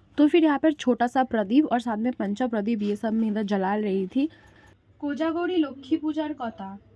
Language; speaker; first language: Hindi; non-native, local second language; Bangla